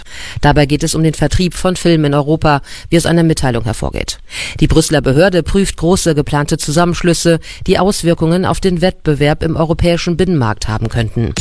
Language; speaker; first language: German; native; German